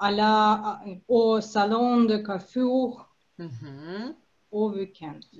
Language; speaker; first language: French; non-native, learner; Russian